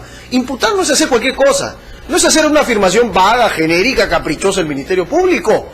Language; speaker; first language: Spanish; native; Spanish